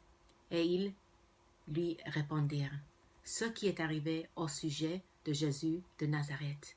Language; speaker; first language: French; non-native, fluent; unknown